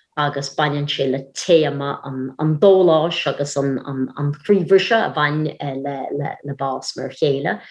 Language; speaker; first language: Irish; native; Irish